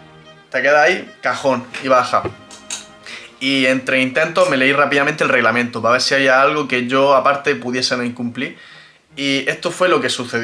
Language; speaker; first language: Spanish; native; Spanish